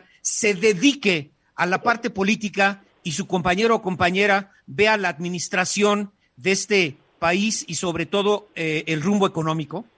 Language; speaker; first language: Spanish; native; Spanish